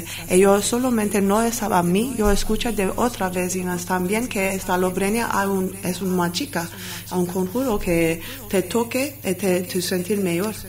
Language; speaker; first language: Spanish; non-native, learner; Armenian